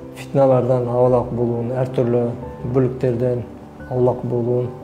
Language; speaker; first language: Kazakh; non-native, local second language; Uzbek